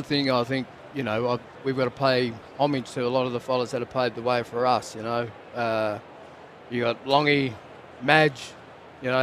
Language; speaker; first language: English; native; English